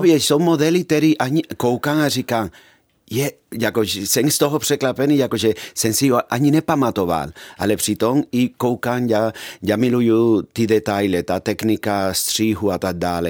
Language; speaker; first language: Czech; non-native, fluent; Spanish